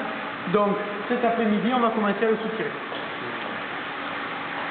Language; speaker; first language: French; native; French